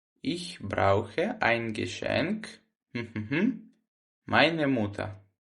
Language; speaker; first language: German; non-native, fluent; Ukrainian